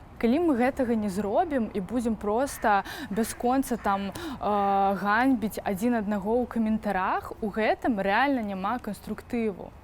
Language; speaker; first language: Belarusian; non-native, local second language; Russian